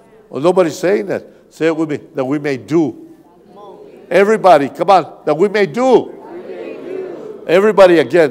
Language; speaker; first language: English; native; English